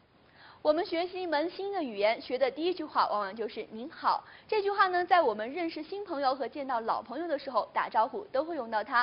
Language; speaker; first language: Chinese; native; Chinese